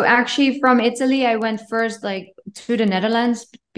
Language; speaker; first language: English; non-native, fluent; Dutch